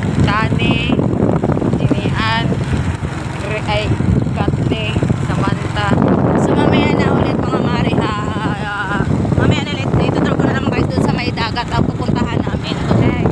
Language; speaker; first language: Filipino; non-native, local second language; Cebuano